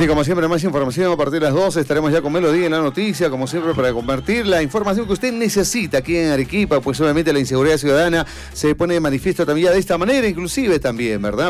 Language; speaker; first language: Spanish; native; Spanish